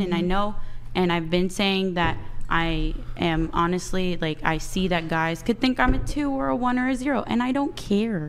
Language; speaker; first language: English; early bilingual, other home language; Portuguese